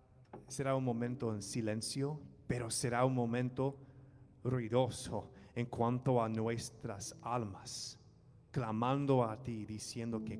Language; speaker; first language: Spanish; non-native, fluent; English